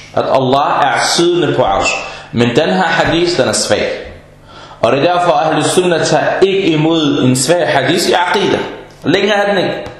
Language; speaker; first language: Danish; non-native, fluent; Arabic